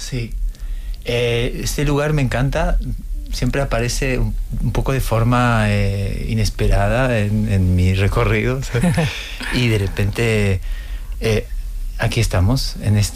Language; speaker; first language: Spanish; non-native, fluent; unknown